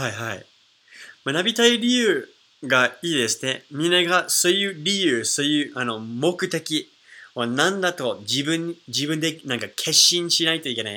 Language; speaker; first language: Japanese; non-native, fluent; English